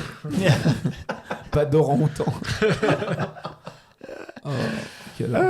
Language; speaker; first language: French; native; French